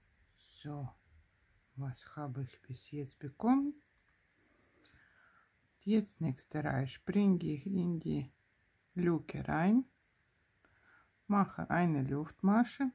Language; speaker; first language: German; non-native, fluent; Russian